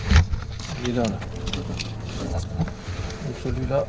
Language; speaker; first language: French; native; French